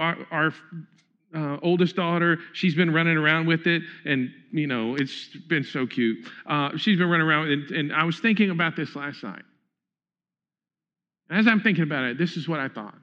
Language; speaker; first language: English; native; English